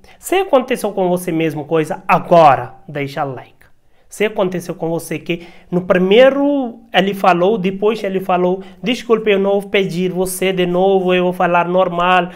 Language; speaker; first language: Portuguese; non-native, learner; Hindi